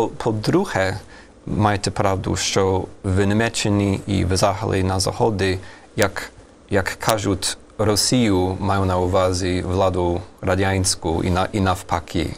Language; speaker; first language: Ukrainian; non-native, fluent; English